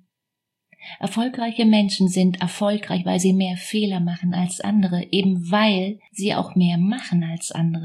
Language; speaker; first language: German; native; German